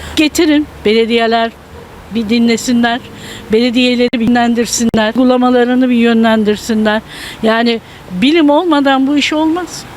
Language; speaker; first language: Turkish; native; Turkish